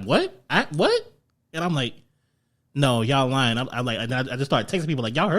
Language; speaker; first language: English; native; English